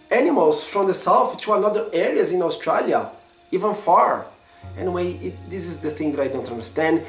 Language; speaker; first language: English; non-native, fluent; Portuguese